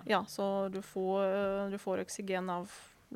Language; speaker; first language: Norwegian; non-native, fluent; Ukrainian